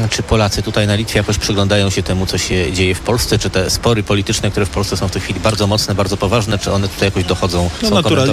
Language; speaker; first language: Polish; native; Polish